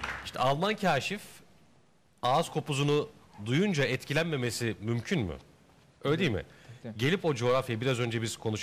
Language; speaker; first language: Turkish; native; Turkish